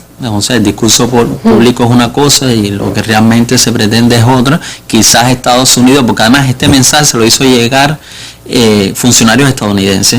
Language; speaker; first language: Spanish; native; Spanish